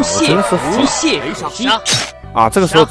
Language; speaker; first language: Chinese; native; Chinese